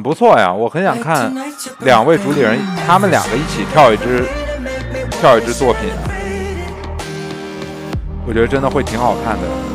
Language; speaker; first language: Chinese; native; Chinese